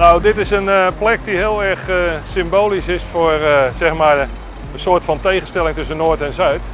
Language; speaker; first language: Dutch; native; Dutch